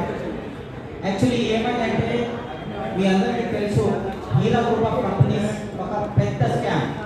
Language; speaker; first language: Telugu; non-native, local second language; Urdu